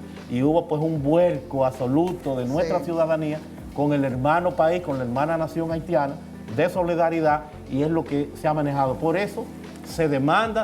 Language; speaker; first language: Spanish; native; Spanish